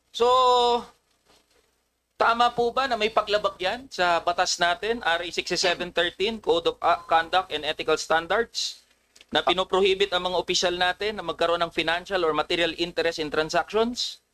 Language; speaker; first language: Filipino; native; Filipino